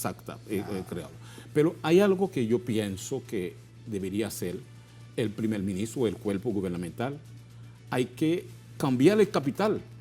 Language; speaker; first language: Spanish; non-native, fluent; Haitian Creole